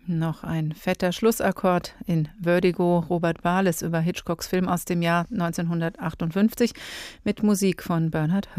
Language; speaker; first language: German; native; German